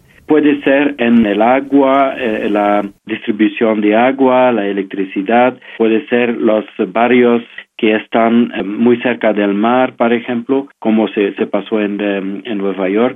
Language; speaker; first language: Spanish; non-native, fluent; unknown